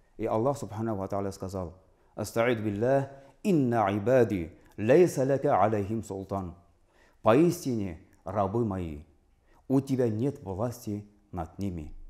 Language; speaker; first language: Russian; non-native, local second language; Tatar